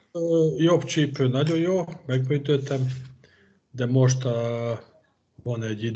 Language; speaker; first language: Hungarian; non-native, fluent; Serbian